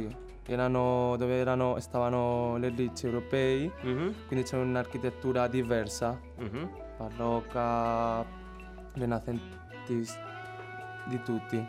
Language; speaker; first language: Italian; non-native, learner; Chinese